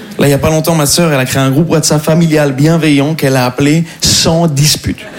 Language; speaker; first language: French; non-native, local second language; Arabic